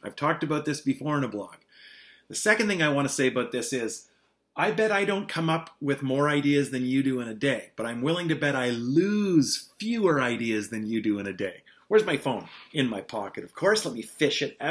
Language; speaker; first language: English; native; English